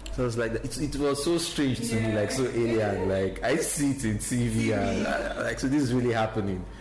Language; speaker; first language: English; non-native, local second language; Igbo